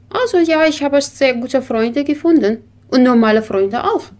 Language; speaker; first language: German; non-native, learner; Kurdish